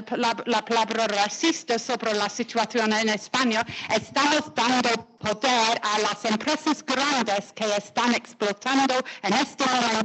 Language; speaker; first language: Spanish; non-native, learner; English